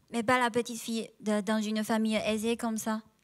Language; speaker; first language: French; non-native, fluent; Chinese